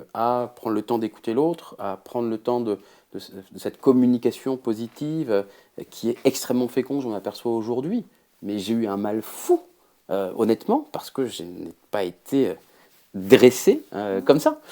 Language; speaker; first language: French; native; French